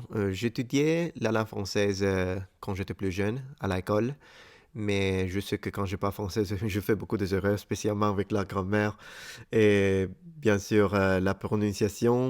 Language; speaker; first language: French; non-native, learner; Italian